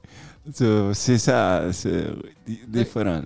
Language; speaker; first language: French; non-native, fluent; Spanish